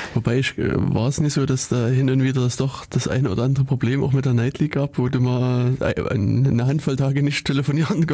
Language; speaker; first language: German; native; German